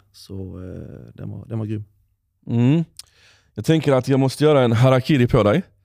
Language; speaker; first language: Swedish; native; Swedish